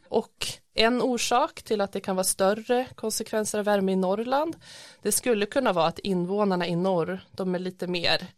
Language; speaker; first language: Swedish; native; Swedish